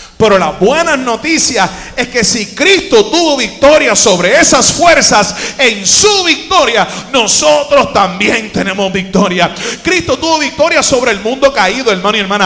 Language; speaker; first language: Spanish; native; Spanish